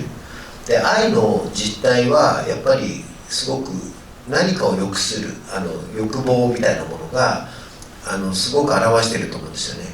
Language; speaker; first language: Japanese; native; Japanese